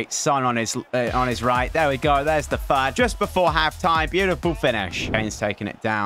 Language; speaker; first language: English; native; English